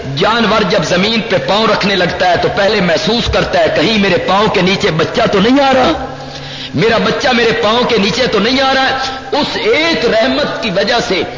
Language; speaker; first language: Urdu; non-native, local second language; Punjabi